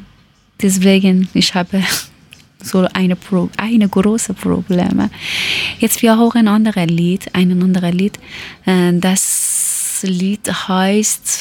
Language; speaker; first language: German; non-native, learner; Persian